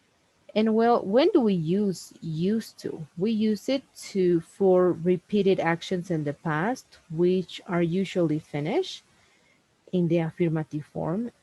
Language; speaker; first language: English; non-native, fluent; Spanish